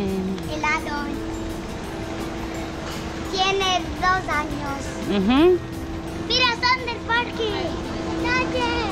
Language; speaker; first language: Spanish; early bilingual, other home language; Filipino